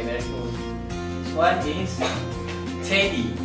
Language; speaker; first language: English; non-native, learner; Indonesian